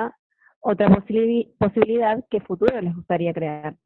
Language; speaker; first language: Spanish; native; Spanish